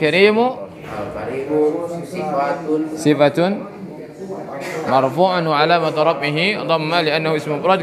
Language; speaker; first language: Arabic; non-native, fluent; Indonesian